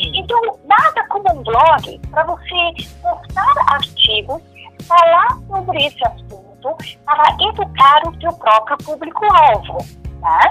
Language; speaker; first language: Portuguese; non-native, local second language; German